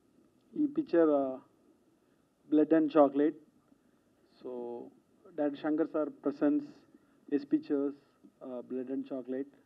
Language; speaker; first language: Telugu; non-native, learner; Tamil